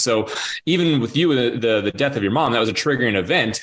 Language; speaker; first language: English; native; English